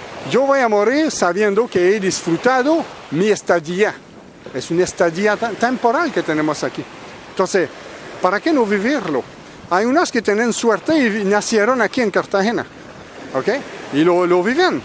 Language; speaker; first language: Spanish; non-native, fluent; French